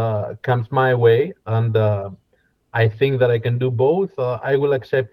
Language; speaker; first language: English; non-native, fluent; Greek